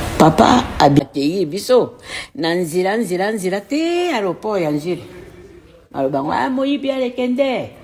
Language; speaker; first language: Lingala; native; Lingala